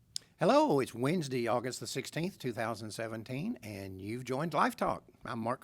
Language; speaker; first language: English; native; English